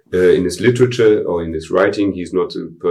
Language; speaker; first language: English; non-native, fluent; German